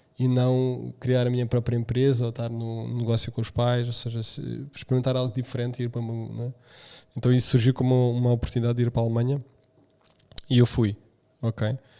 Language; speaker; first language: Portuguese; early bilingual, other home language; Romanian